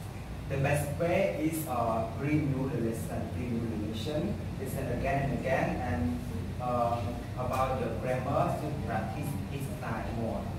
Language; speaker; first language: English; non-native, learner; Khmer